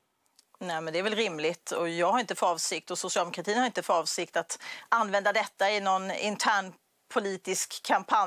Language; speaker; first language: Swedish; native; Swedish